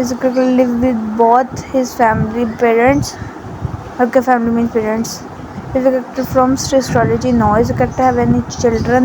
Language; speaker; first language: English; non-native, learner; Urdu